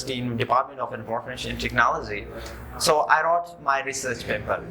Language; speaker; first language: English; non-native, local second language; Sindhi